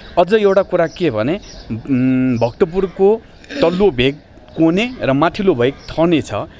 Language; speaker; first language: Nepali; non-native, local second language; Newari